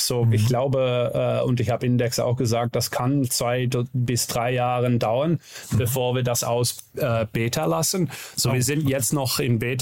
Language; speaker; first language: German; non-native, learner; Dutch